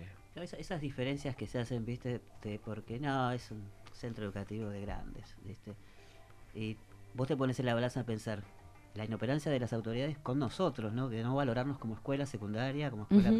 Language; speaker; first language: Spanish; native; Spanish